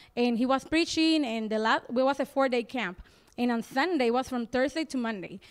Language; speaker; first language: English; non-native, fluent; Spanish